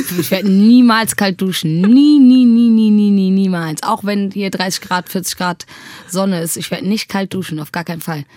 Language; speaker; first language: German; early bilingual, other home language; Tigrinya